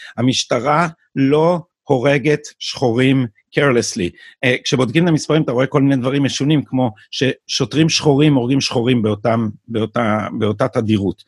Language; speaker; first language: Hebrew; native; Hebrew